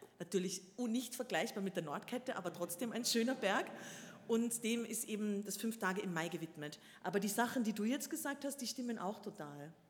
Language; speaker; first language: German; native; German